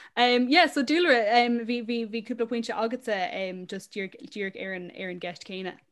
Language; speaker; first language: Irish; non-native, local second language; English